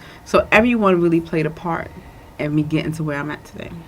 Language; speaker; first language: English; native; English